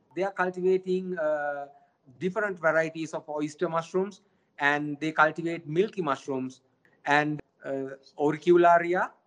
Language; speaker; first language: English; non-native, local second language; Sinhala